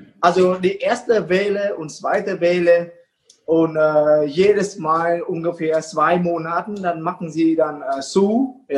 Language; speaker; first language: German; non-native, fluent; Vietnamese